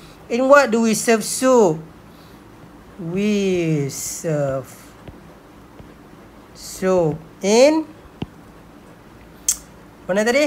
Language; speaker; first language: English; non-native, local second language; Malay